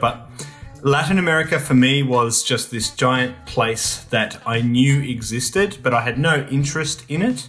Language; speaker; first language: English; native; English